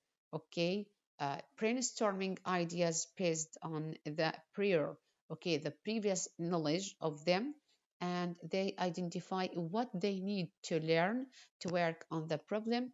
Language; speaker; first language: English; non-native, fluent; Arabic